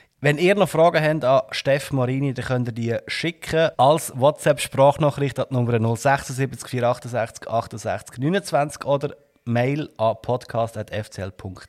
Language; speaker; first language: German; native; German